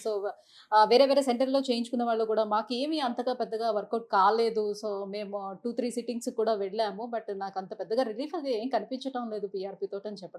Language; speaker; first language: Telugu; native; Telugu